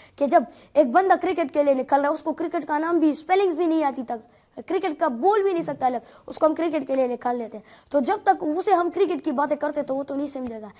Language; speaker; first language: Urdu; non-native, local second language; Pashto